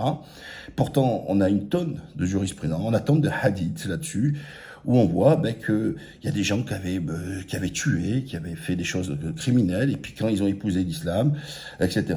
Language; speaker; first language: French; native; French